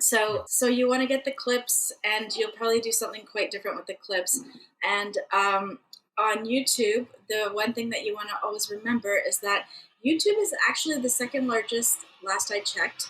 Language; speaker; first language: English; native; English